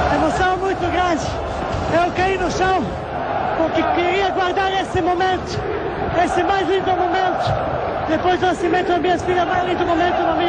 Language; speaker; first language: Portuguese; non-native, fluent; Serbian